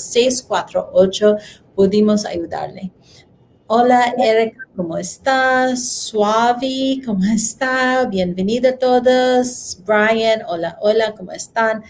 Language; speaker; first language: Spanish; non-native, learner; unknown